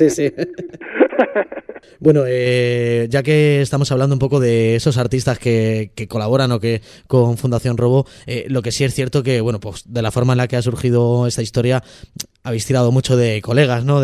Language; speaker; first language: Spanish; native; Spanish